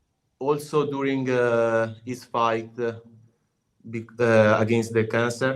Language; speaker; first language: English; non-native, learner; Italian